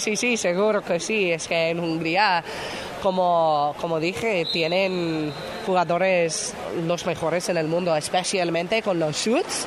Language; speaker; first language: Spanish; non-native, fluent; English